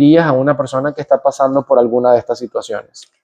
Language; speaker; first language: Spanish; native; Spanish